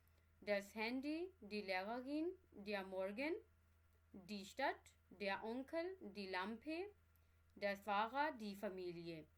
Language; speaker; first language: German; non-native, fluent; Urdu